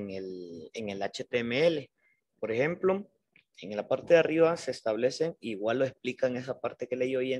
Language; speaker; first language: Spanish; native; Spanish